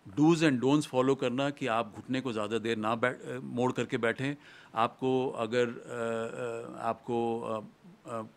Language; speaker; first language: Hindi; native; Hindi